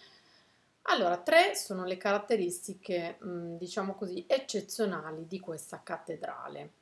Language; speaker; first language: Italian; native; Italian